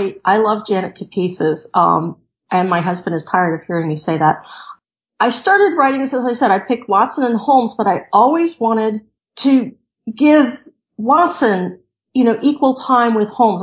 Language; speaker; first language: English; native; English